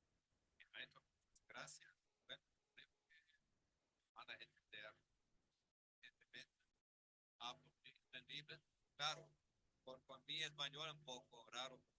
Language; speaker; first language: Spanish; non-native, learner; German